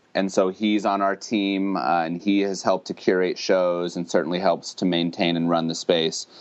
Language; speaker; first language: English; native; English